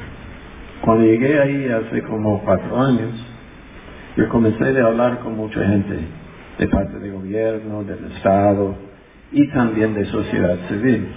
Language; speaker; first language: Spanish; non-native, fluent; English